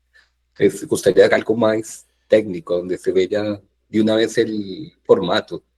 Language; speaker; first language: Portuguese; non-native, fluent; Spanish